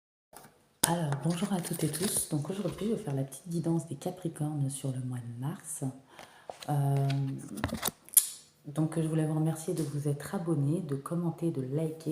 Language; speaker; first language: French; native; French